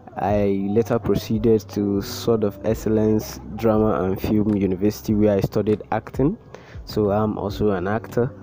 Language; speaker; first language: English; non-native, local second language; Igbo